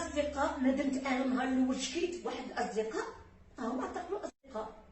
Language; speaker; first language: Arabic; native; Arabic